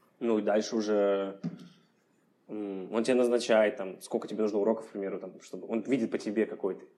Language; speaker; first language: Russian; native; Russian